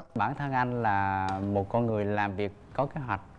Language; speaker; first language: Vietnamese; native; Vietnamese